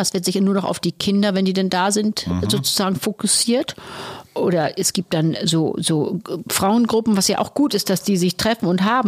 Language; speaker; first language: German; native; German